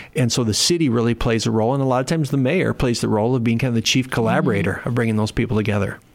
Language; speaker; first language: English; native; English